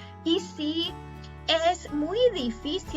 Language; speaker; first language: Spanish; non-native, fluent; English